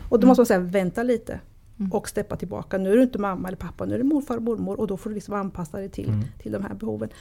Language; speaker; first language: Swedish; early bilingual, other home language; Italian